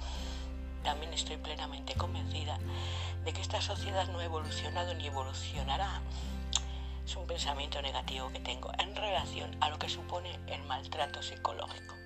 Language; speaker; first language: Spanish; native; Spanish